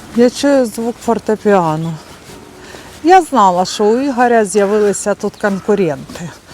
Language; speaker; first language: Ukrainian; native; Ukrainian